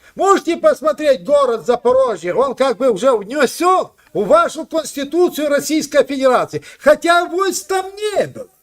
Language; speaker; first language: Russian; non-native, local second language; Ukrainian